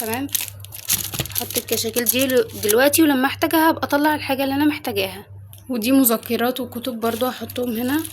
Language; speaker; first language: Arabic; native; Arabic